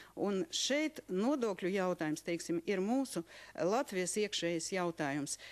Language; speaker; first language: Latvian; non-native, local second language; Russian